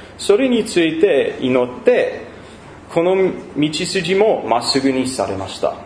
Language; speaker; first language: Japanese; non-native, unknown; English